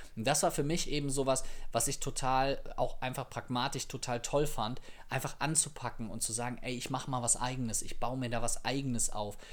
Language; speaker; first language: German; native; German